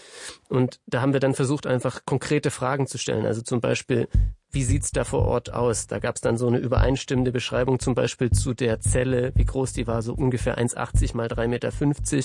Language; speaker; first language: German; native; German